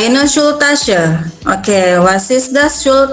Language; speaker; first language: German; non-native, learner; Indonesian